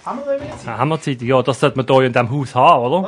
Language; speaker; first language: German; native; German